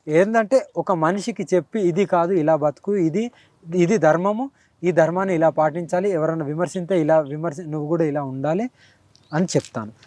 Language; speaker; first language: Telugu; native; Telugu